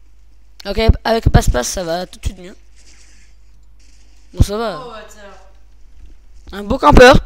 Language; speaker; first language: French; native; French